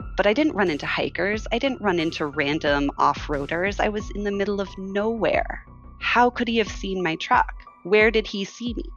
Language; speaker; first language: English; native; English